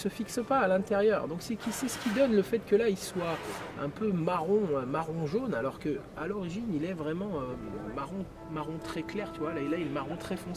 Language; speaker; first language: French; native; French